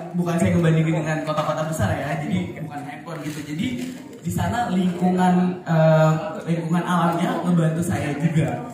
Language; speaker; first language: Indonesian; native; Indonesian